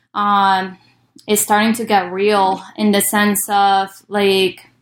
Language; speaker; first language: English; early bilingual, other home language; Spanish